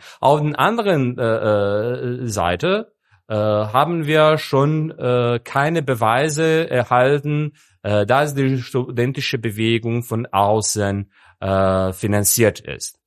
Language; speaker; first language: German; non-native, fluent; Serbian